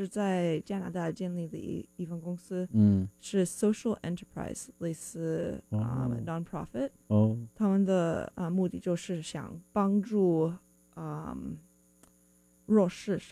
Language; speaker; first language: Chinese; non-native, fluent; English